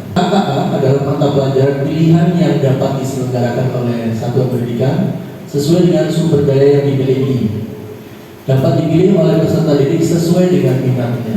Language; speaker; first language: Indonesian; native; Indonesian